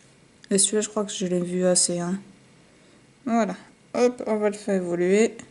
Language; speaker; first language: French; native; French